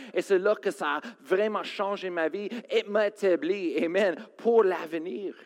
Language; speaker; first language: French; non-native, fluent; English